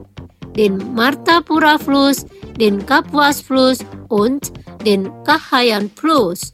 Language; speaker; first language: German; non-native, fluent; Indonesian